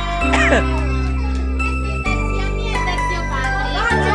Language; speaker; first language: Italian; early bilingual, other home language; Filipino